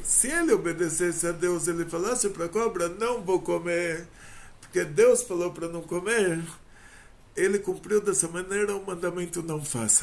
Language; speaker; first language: Portuguese; native; Portuguese